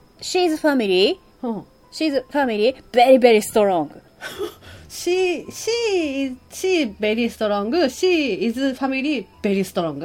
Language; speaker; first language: English; non-native, learner; Japanese